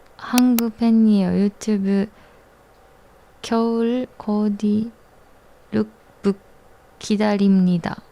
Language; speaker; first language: Korean; non-native, learner; Japanese